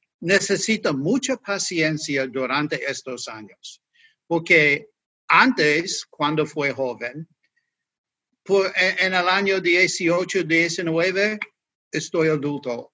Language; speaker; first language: Spanish; non-native, learner; English